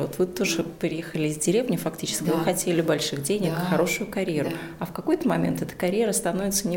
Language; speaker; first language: Russian; native; Russian